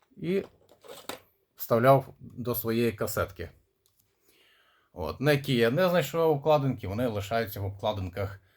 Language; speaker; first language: Ukrainian; native; Ukrainian